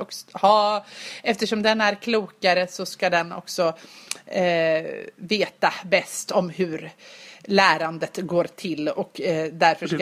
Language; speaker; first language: Swedish; native; Swedish